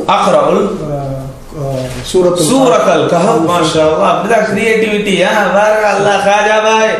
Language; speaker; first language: Arabic; non-native, fluent; Tamil